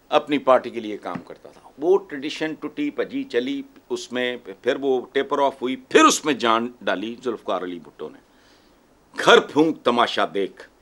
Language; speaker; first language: Urdu; non-native, local second language; Punjabi